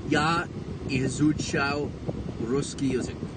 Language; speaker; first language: Russian; non-native, learner; English